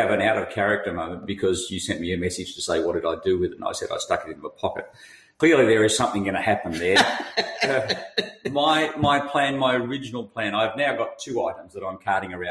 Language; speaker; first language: English; native; English